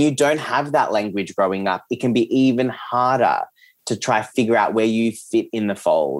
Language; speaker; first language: English; early bilingual, other home language; Serbian